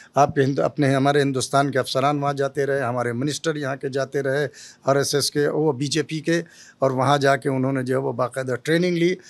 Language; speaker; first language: Hindi; native; Hindi